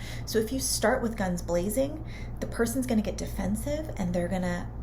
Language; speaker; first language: English; native; English